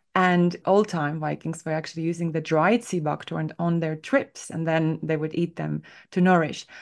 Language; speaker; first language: English; non-native, fluent; Estonian